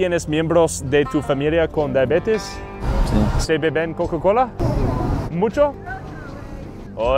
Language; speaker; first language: Spanish; non-native, learner; English